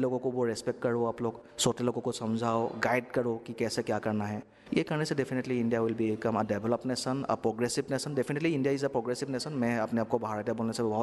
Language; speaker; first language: Hindi; native; Hindi